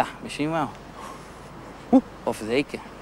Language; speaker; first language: Dutch; non-native, learner; Portuguese